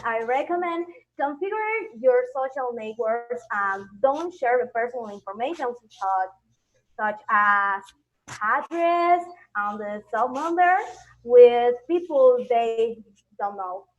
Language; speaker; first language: English; non-native, learner; Spanish